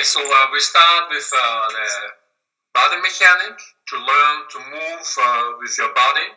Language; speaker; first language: English; non-native, learner; German